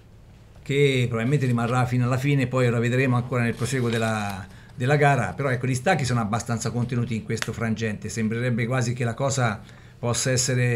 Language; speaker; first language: Italian; native; Italian